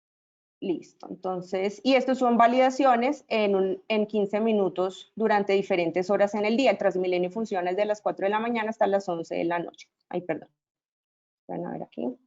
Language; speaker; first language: Spanish; native; Spanish